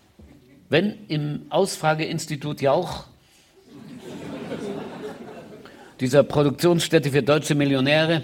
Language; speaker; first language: German; native; German